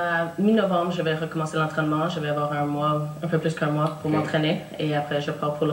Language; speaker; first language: French; non-native, local second language; English